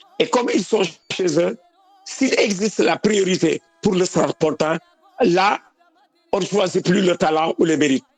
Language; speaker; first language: French; non-native, local second language; Wolof